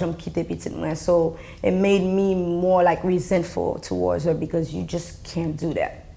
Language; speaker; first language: English; non-native, fluent; Haitian Creole